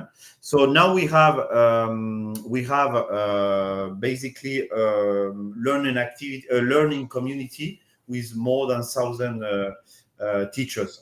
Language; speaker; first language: English; non-native, fluent; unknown